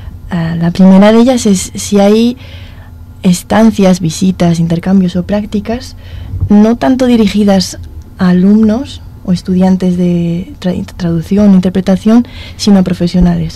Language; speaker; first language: Spanish; native; Spanish